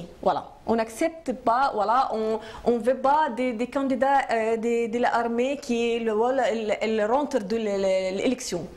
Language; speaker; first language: French; non-native, learner; Arabic